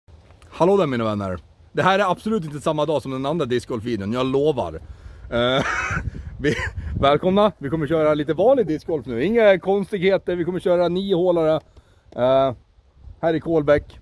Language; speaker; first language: Swedish; native; Swedish